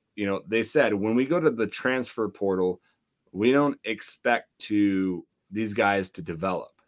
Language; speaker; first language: English; native; English